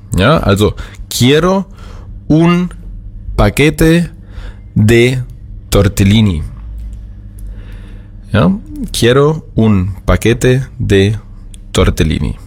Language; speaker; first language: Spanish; non-native, fluent; German